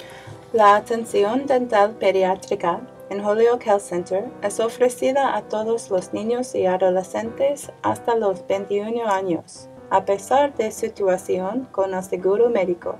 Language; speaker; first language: Spanish; non-native, learner; English